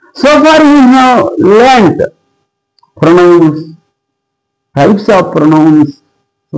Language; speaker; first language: English; non-native, local second language; Telugu